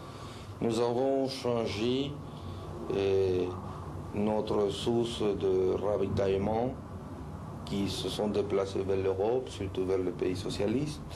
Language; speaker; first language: French; non-native, fluent; Spanish